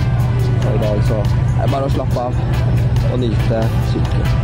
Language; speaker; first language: Norwegian; native; Norwegian